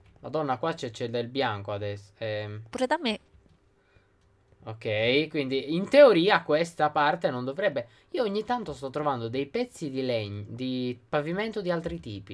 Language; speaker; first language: Italian; native; Italian